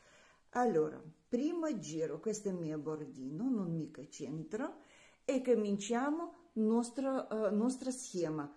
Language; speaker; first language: Italian; non-native, learner; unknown